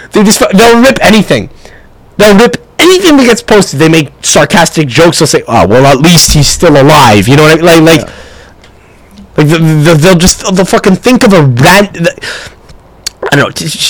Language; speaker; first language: English; early bilingual, other home language; Italian